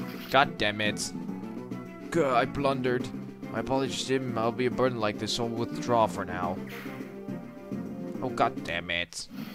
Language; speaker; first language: English; non-native, fluent; Dutch